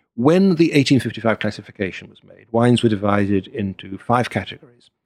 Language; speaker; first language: English; native; English